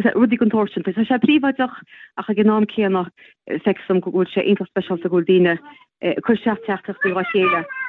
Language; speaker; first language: Irish; native; Irish